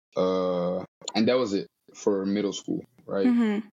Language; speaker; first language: English; early bilingual, other home language; Portuguese